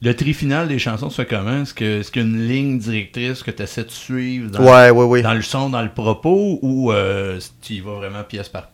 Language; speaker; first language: French; native; French